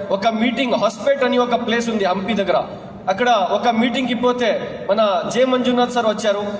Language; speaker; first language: Telugu; non-native, local second language; Urdu